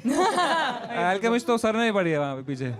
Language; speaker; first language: Hindi; native; Hindi